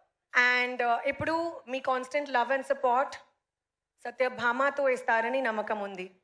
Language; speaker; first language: Telugu; non-native, learner; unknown